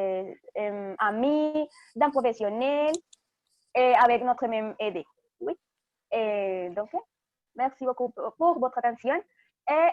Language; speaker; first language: French; non-native, fluent; Spanish